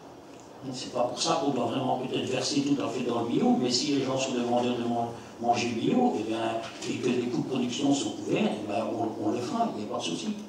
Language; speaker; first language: French; native; French